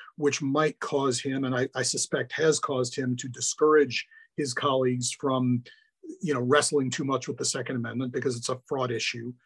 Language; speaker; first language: English; native; English